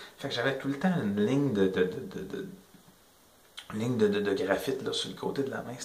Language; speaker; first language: French; native; French